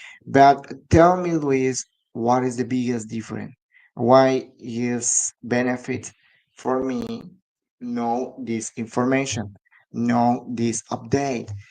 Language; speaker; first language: English; non-native, learner; Spanish